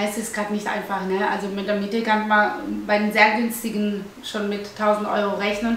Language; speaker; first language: German; early bilingual, other home language; Italian